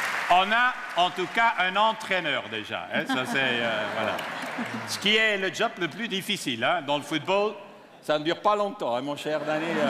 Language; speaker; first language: French; non-native, local second language; Dutch